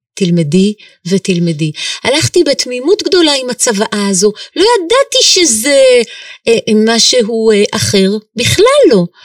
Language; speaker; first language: Hebrew; native; Hebrew